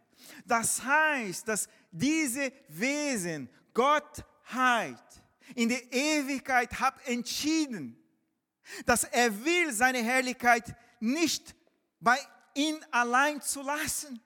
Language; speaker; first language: German; non-native, fluent; Portuguese